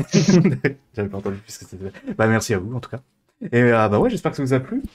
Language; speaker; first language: French; native; French